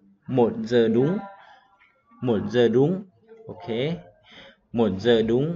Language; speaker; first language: Vietnamese; non-native, learner; Hmong